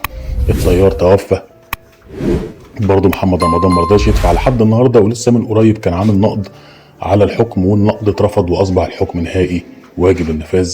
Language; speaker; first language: Arabic; native; Arabic